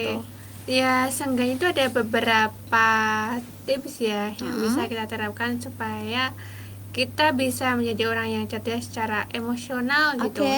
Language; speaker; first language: Indonesian; native; Indonesian